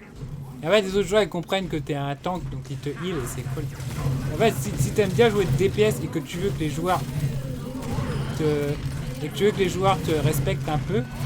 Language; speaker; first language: French; native; French